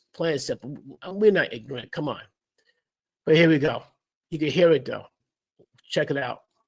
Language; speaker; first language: English; native; English